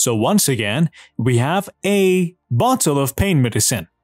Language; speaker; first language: English; non-native, fluent; Persian